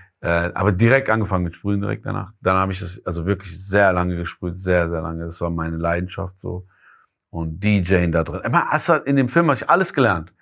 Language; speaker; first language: German; early bilingual, other home language; Persian